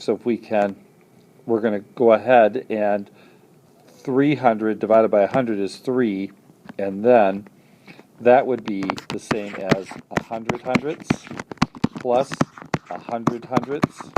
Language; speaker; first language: English; native; English